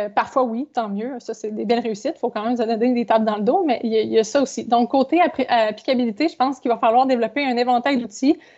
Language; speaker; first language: French; native; French